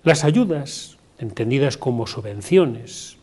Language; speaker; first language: Spanish; non-native, local second language; Galician